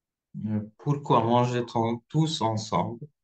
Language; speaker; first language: French; non-native, fluent; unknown